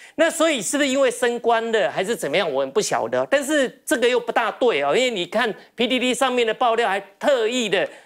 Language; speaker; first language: Chinese; native; Chinese